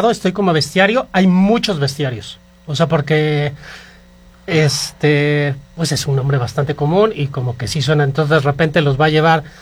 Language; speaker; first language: Spanish; native; Spanish